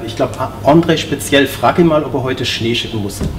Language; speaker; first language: German; native; German